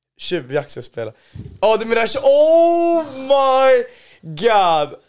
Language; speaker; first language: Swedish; native; Swedish